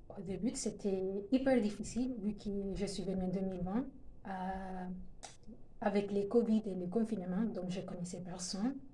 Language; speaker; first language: French; non-native, fluent; Spanish